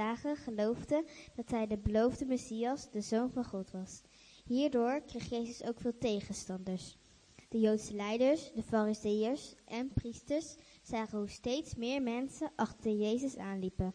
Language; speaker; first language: Dutch; native; Dutch